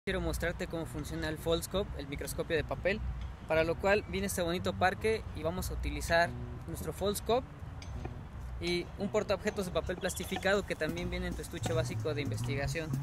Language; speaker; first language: Spanish; native; Spanish